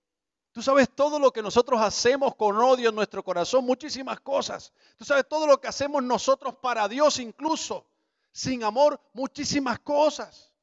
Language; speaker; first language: Spanish; native; Spanish